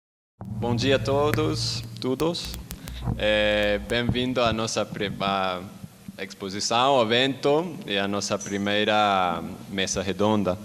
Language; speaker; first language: Portuguese; non-native, learner; Spanish